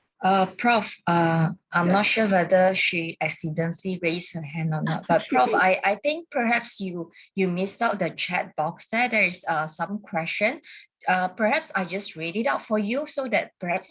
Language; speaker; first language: English; non-native, local second language; Malay